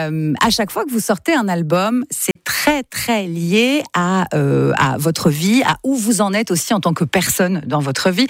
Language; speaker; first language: French; native; French